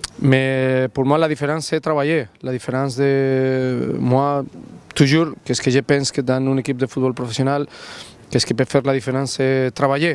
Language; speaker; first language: French; non-native, learner; Spanish